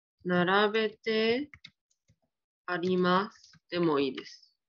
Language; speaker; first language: Japanese; non-native, fluent; Vietnamese